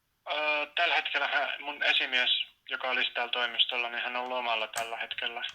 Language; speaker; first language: Finnish; native; Finnish